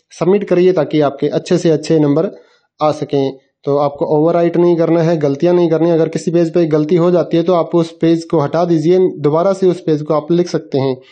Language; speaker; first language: Hindi; native; Hindi